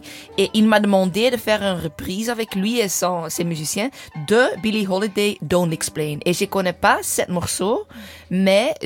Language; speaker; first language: French; non-native, learner; English